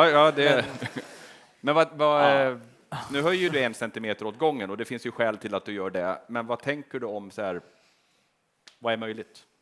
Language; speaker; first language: Swedish; native; Swedish